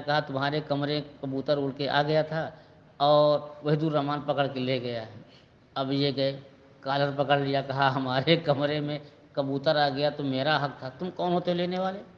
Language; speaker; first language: Urdu; native; Urdu